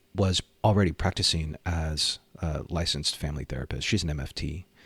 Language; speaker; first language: English; native; English